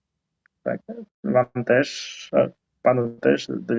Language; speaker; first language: Polish; non-native, learner; Russian